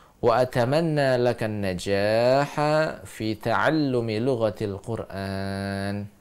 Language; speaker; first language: Arabic; non-native, fluent; Indonesian